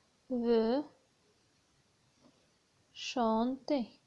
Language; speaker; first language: French; non-native, learner; Arabic